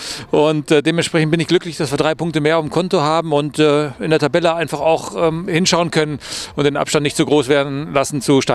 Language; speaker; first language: German; native; German